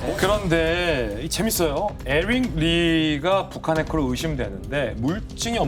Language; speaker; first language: Korean; native; Korean